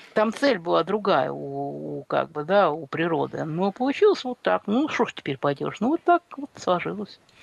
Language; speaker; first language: Russian; native; Russian